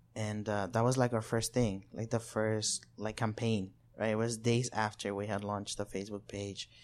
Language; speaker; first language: English; non-native, fluent; Spanish